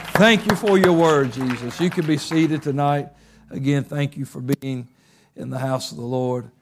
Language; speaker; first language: English; native; English